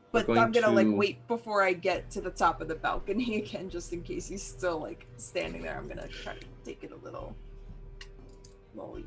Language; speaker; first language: English; native; English